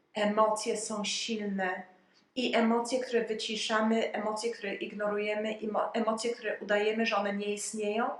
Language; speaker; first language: Polish; early bilingual, heritage; Polish